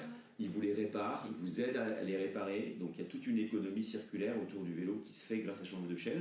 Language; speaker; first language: French; native; French